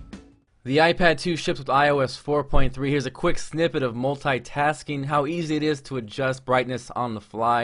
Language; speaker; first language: English; native; English